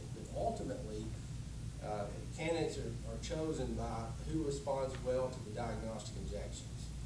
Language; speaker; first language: English; native; English